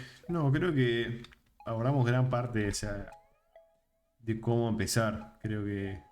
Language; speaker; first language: Spanish; native; Spanish